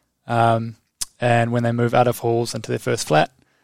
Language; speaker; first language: English; native; English